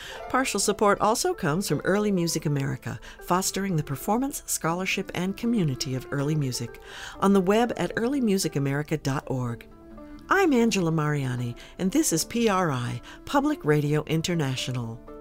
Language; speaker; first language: English; native; English